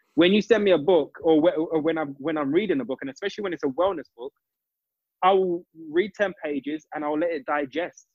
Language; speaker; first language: English; native; English